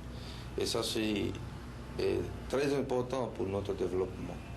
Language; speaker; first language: French; non-native, fluent; Spanish